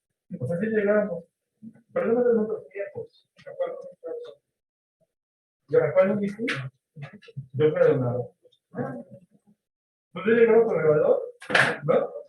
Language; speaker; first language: Spanish; native; Spanish